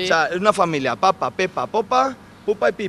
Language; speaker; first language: Spanish; native; Spanish